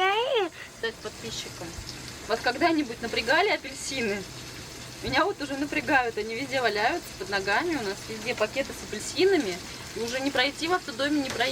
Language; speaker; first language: Russian; native; Russian